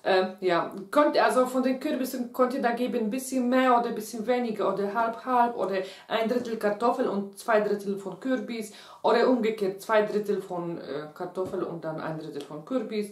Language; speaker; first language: German; non-native, fluent; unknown